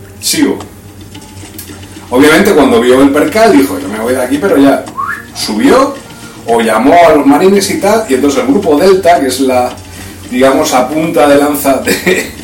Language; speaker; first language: Spanish; native; Spanish